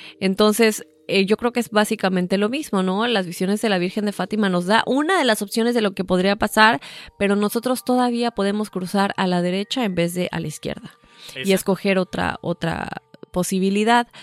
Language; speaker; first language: Spanish; native; Spanish